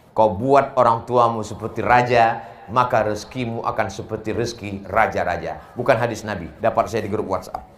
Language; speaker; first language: Indonesian; native; Indonesian